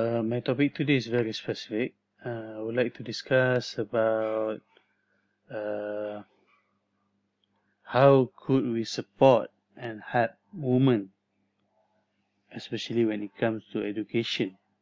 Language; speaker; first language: English; non-native, local second language; Malay